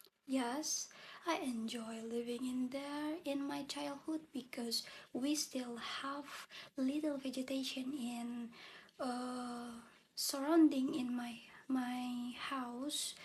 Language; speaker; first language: English; non-native, learner; Indonesian